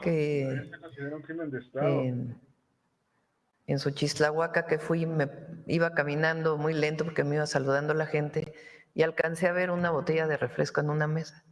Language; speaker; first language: Spanish; native; Spanish